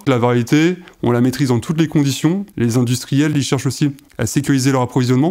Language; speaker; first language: French; native; French